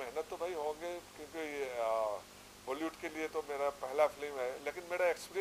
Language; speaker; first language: Hindi; non-native, local second language; Assamese